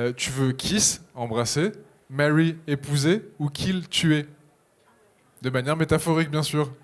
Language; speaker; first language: French; native; French